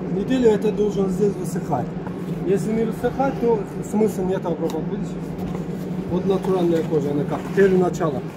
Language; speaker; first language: Russian; non-native, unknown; Turkish